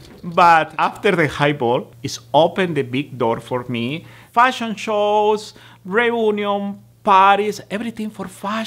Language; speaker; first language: English; non-native, learner; Spanish